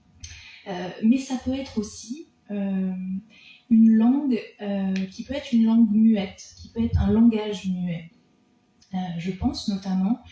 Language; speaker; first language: French; native; French